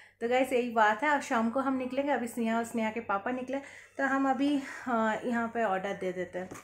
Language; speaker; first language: Hindi; non-native, local second language; Bangla